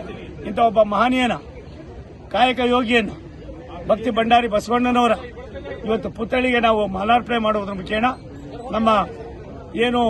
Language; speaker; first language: Kannada; native; Kannada